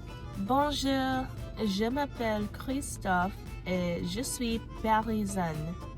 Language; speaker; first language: French; non-native, learner; English